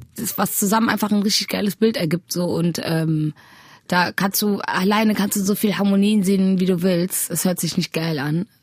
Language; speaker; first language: German; non-native, fluent; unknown